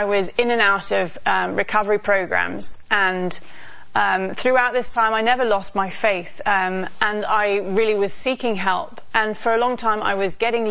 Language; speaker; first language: English; native; English